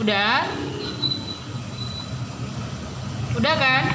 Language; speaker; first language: Indonesian; native; Indonesian